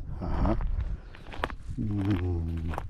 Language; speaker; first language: Korean; native; Korean